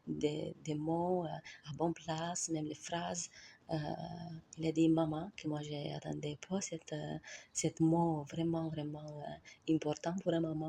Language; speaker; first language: French; non-native, learner; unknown